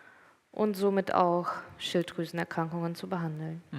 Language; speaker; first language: German; native; German